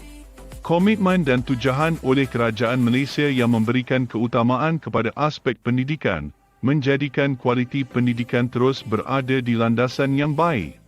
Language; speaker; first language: Malay; native; Malay